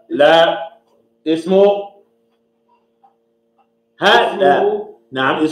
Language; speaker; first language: Arabic; non-native, fluent; English